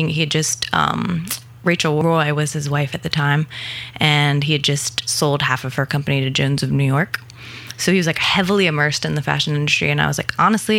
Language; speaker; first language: English; native; English